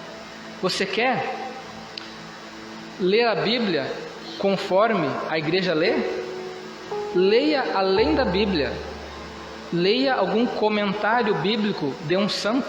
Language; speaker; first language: Portuguese; native; Portuguese